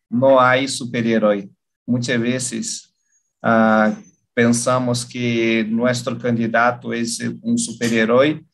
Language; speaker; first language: Spanish; non-native, learner; Portuguese